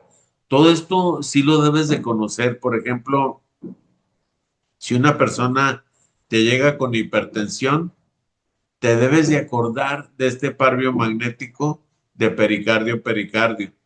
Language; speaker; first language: Spanish; native; Spanish